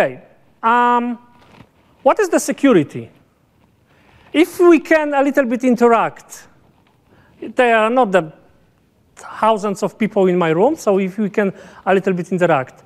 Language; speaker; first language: English; non-native, fluent; Polish